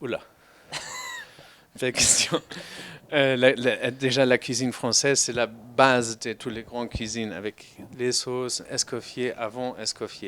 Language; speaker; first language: French; non-native, fluent; German